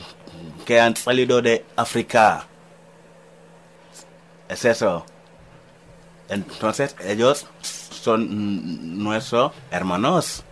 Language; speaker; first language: Spanish; non-native, learner; Wolof